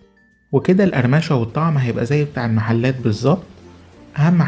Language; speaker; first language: Arabic; native; Arabic